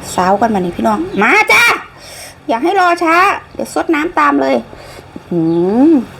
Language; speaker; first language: Thai; native; Thai